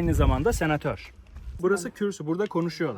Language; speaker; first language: Turkish; native; Turkish